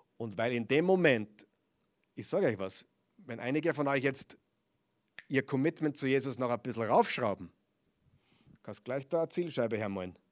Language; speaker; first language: German; non-native, fluent; English